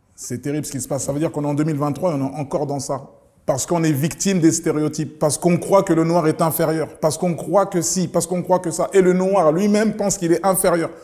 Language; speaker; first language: French; early bilingual, other home language; Lingala